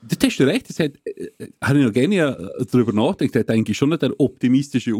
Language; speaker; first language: German; native; German